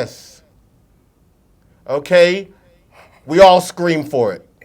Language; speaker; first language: English; native; English